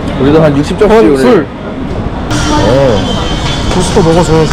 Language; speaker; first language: Korean; native; Korean